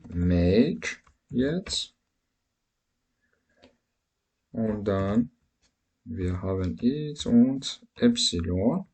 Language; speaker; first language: German; non-native, learner; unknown